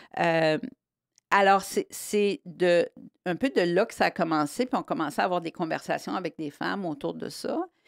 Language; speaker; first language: French; native; French